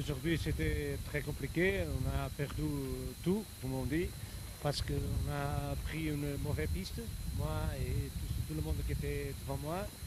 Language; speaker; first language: French; non-native, fluent; Portuguese